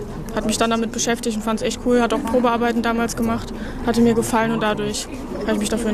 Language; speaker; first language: German; native; German